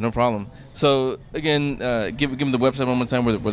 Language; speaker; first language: English; native; English